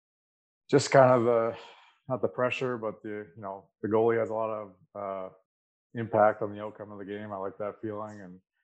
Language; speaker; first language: English; native; English